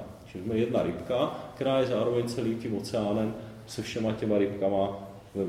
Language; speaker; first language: Czech; native; Czech